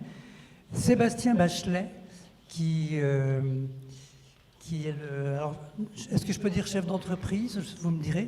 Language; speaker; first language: French; native; French